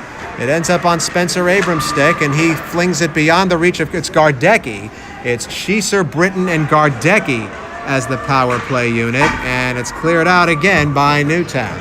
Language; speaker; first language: English; native; English